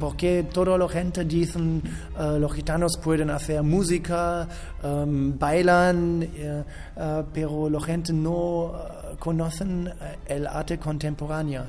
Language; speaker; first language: Spanish; non-native, learner; German